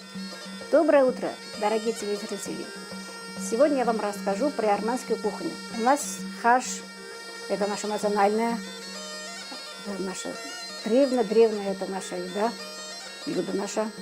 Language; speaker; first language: Russian; non-native, fluent; Armenian